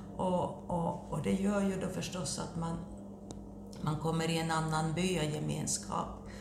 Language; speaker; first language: Swedish; native; Swedish